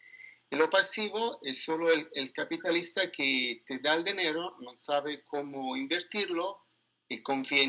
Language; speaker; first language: Spanish; non-native, learner; Italian